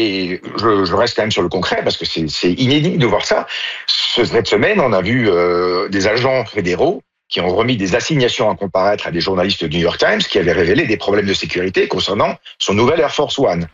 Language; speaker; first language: French; native; French